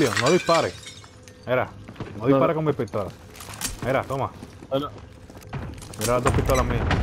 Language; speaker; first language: Spanish; native; Spanish